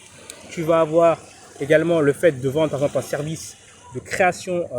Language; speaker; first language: French; native; French